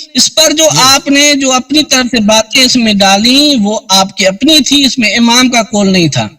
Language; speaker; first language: Urdu; non-native, local second language; Sindhi